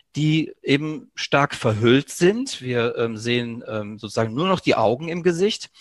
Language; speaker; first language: German; early bilingual, heritage; Greek